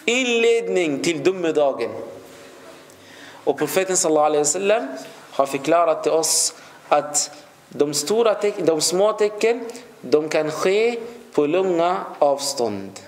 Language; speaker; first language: Swedish; non-native, fluent; Arabic